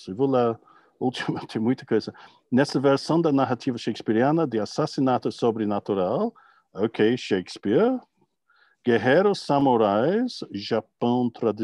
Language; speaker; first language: Portuguese; non-native, fluent; English